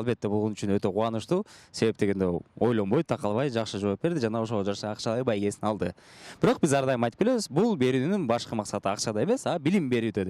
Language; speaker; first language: Kyrgyz; native; Kyrgyz